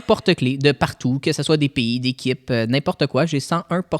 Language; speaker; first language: French; native; French